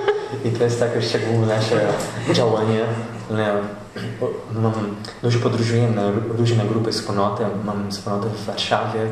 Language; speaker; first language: Polish; non-native, learner; Portuguese